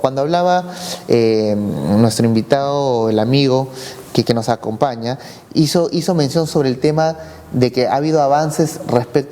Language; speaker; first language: Spanish; native; Spanish